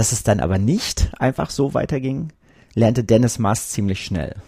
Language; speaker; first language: German; native; German